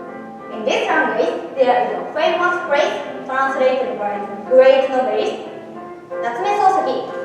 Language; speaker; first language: English; non-native, learner; Japanese